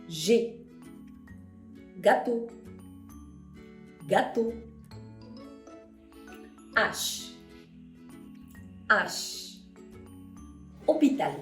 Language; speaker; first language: French; non-native, fluent; Spanish